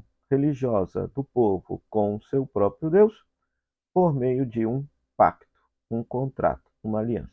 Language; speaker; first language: Portuguese; native; Portuguese